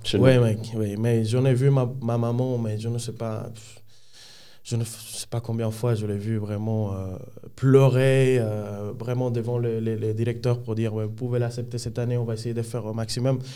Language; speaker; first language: French; non-native, fluent; Spanish